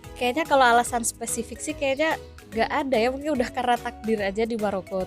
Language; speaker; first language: Indonesian; native; Indonesian